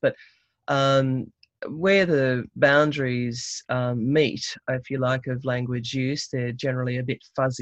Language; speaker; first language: English; native; English